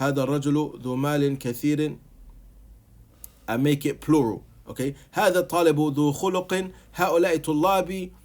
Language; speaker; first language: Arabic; non-native, fluent; English